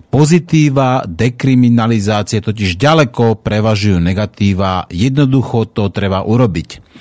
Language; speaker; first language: Slovak; native; Slovak